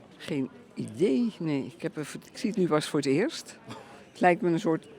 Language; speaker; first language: Dutch; native; Dutch